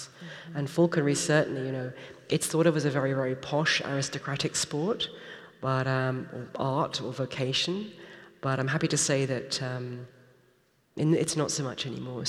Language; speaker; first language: English; native; English